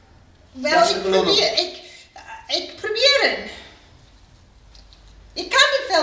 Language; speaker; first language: Dutch; non-native, learner; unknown